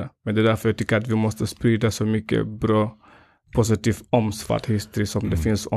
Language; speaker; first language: Swedish; non-native, fluent; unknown